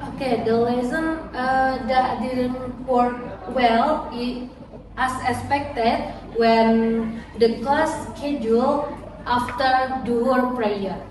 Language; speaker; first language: English; non-native, learner; Indonesian